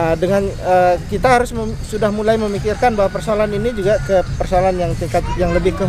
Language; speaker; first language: Indonesian; native; Indonesian